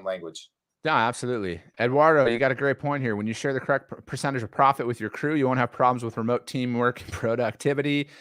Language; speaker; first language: English; native; English